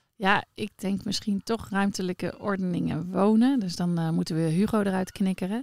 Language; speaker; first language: Dutch; native; Dutch